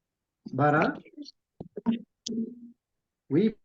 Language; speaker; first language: French; non-native, local second language; Arabic